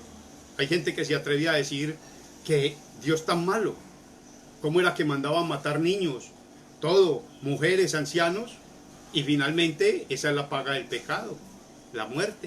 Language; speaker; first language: Spanish; native; Spanish